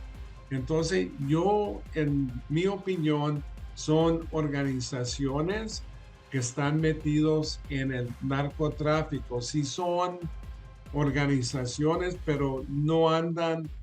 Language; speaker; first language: Spanish; early bilingual, other home language; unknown